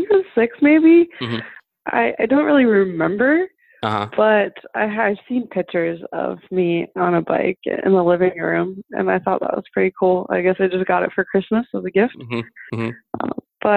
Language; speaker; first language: English; early bilingual, other home language; German